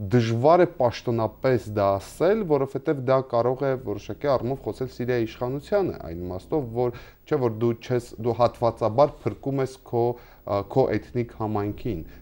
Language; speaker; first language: Armenian; native; Armenian